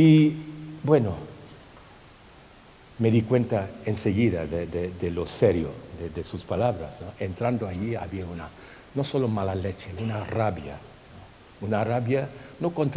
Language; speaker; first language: Spanish; non-native, fluent; Thai